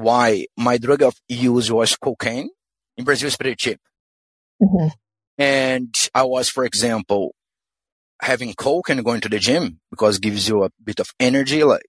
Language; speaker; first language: English; non-native, fluent; Portuguese